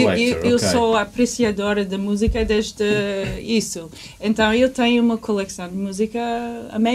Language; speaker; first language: Portuguese; early bilingual, heritage; English